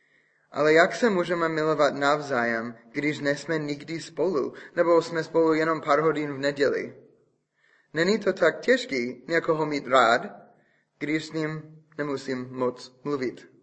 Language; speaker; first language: Czech; non-native, fluent; English